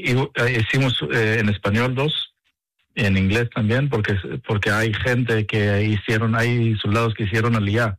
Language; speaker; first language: Spanish; early bilingual, heritage; Spanish